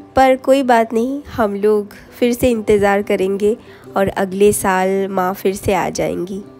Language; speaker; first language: Hindi; non-native, local second language; Bangla